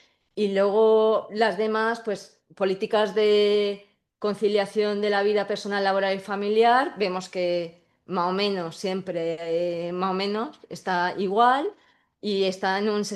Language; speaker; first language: Spanish; native; Spanish